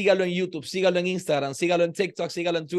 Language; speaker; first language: Spanish; native; Spanish